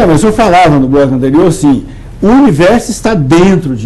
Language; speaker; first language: Portuguese; native; Portuguese